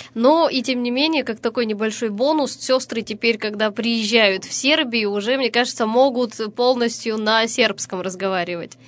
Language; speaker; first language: Russian; native; Russian